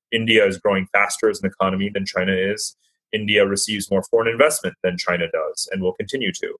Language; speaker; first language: English; native; English